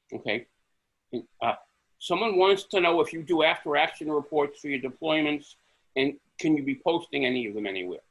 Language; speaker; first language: English; native; English